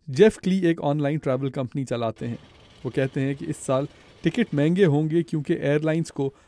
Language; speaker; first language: Urdu; native; Urdu